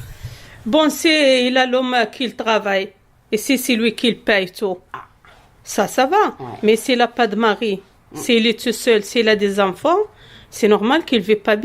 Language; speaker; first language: French; non-native, learner; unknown